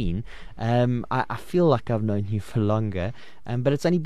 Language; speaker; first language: English; native; English